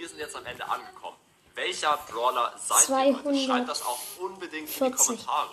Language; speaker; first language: German; native; German